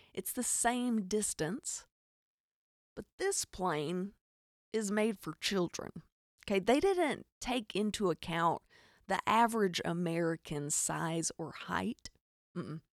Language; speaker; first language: English; native; English